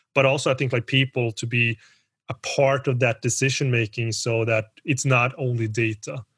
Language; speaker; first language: English; early bilingual, other home language; Spanish